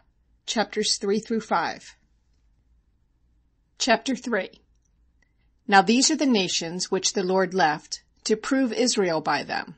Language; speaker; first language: English; native; English